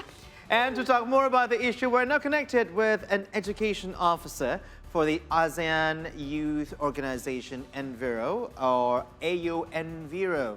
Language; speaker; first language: English; non-native, fluent; Indonesian